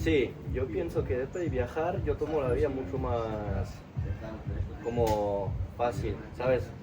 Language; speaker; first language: Spanish; non-native, fluent; French